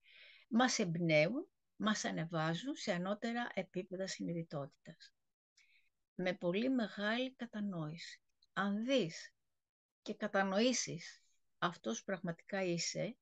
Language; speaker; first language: Greek; native; Greek